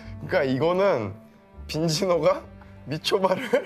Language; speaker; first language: Korean; native; Korean